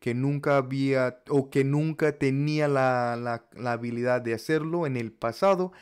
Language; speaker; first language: Spanish; non-native, learner; English